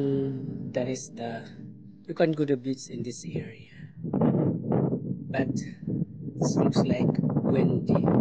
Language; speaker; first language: English; non-native, learner; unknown